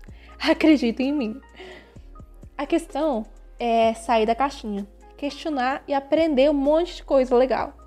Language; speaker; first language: Portuguese; early bilingual, other home language; Spanish